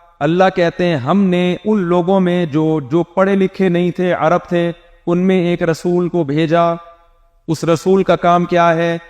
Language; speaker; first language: Urdu; native; Urdu